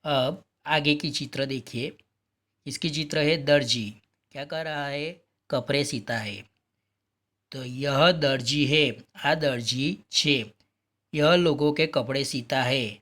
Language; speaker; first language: Hindi; non-native, local second language; Gujarati